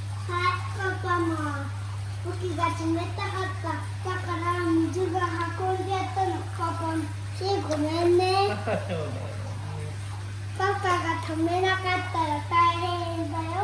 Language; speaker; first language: Japanese; native; Japanese